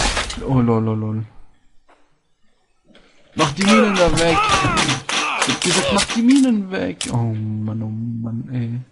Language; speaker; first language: German; native; German